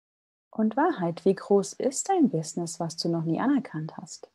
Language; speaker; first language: German; native; German